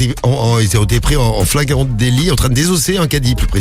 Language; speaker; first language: French; native; French